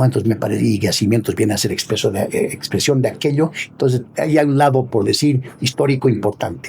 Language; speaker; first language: Spanish; native; Spanish